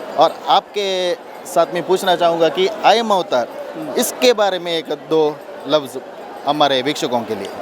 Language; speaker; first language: Hindi; non-native, local second language; Konkani